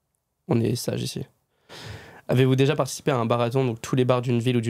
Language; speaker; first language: French; native; French